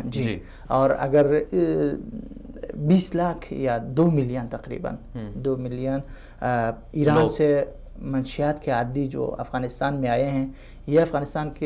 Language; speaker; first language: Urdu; non-native, fluent; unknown